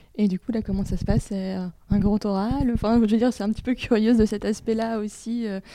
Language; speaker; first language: French; native; French